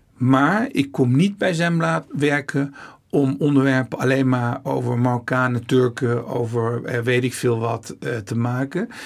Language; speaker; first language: Dutch; early bilingual, other home language; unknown